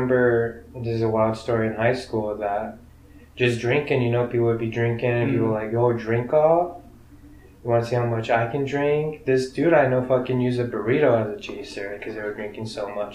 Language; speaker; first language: English; early bilingual, other home language; Spanish